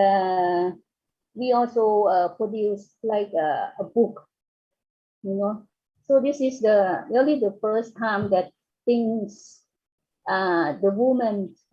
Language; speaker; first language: English; non-native, fluent; Thai